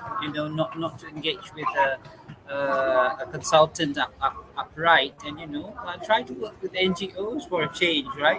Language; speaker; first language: English; non-native, local second language; Malay